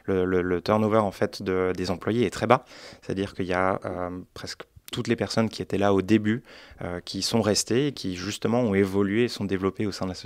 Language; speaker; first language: French; native; French